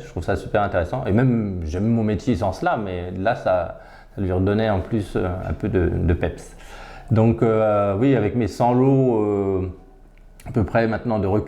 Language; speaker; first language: French; native; French